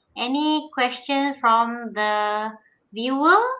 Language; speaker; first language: English; non-native, local second language; Malay